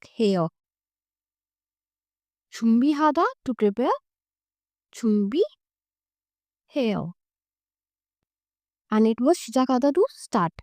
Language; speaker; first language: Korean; non-native, fluent; Hindi